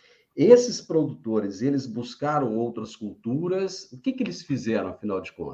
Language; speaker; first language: Portuguese; native; Portuguese